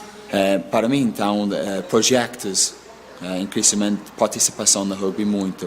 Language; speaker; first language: Portuguese; non-native, learner; English